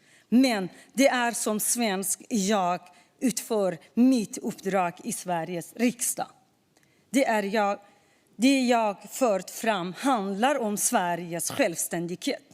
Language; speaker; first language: Swedish; non-native, fluent; Kurdish